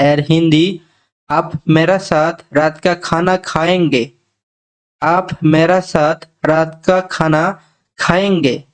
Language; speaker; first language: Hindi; non-native, learner; Bangla